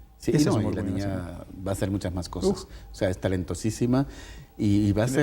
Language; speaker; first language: Spanish; native; Spanish